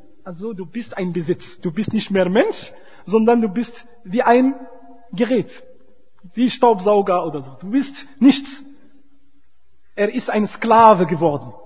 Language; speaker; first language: German; non-native, fluent; Arabic